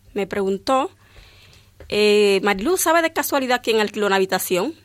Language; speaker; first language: Spanish; native; Spanish